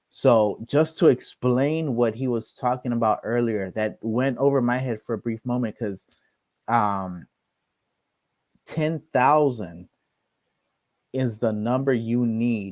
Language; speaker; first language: English; native; English